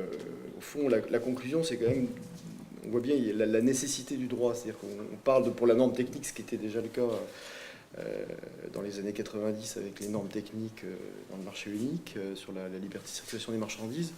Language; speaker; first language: French; native; French